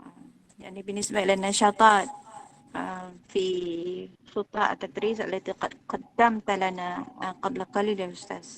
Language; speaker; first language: Arabic; non-native, fluent; Malay